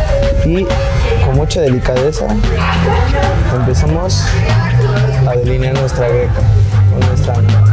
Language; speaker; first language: Spanish; native; Spanish